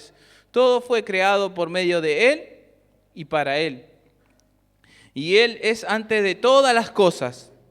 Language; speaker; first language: Spanish; native; Spanish